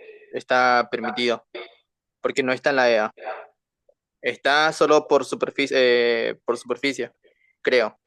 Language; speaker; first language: Spanish; native; Spanish